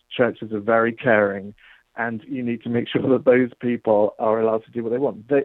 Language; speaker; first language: English; native; English